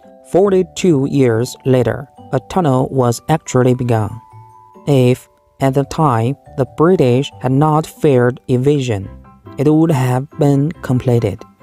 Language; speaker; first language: English; non-native, learner; Chinese